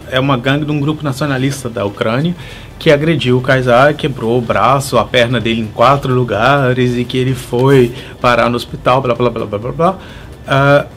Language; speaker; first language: Portuguese; native; Portuguese